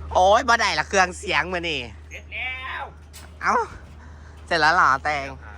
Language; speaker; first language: Thai; native; Thai